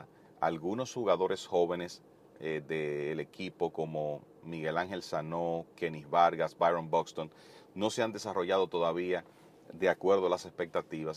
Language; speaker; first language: Spanish; native; Spanish